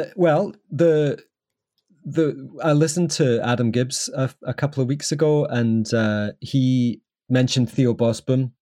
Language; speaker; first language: English; native; English